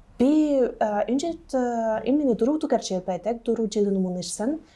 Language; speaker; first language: Mongolian; non-native, learner; Hungarian